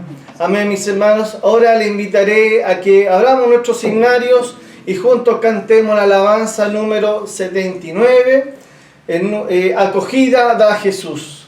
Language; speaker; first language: Spanish; native; Spanish